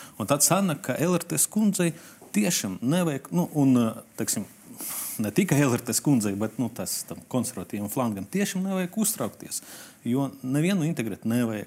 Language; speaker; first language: Latvian; non-native, local second language; Russian